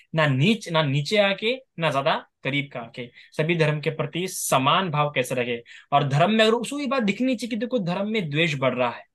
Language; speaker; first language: Hindi; non-native, local second language; Marathi